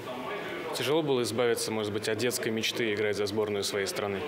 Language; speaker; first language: Russian; native; Russian